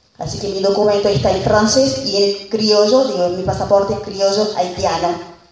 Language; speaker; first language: Spanish; non-native, fluent; Haitian Creole